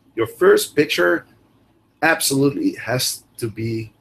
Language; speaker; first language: English; non-native, fluent; Dutch